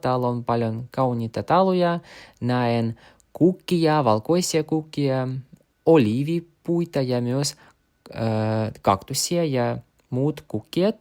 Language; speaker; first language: Finnish; non-native, learner; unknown